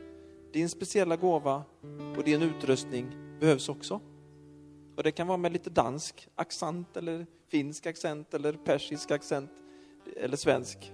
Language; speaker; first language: Swedish; native; Swedish